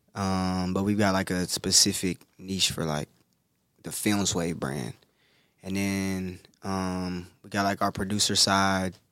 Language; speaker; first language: English; native; English